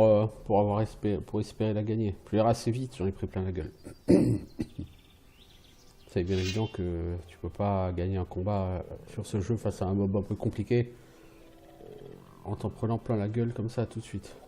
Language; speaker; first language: French; native; French